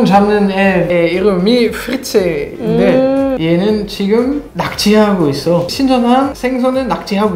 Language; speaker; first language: Korean; non-native, fluent; German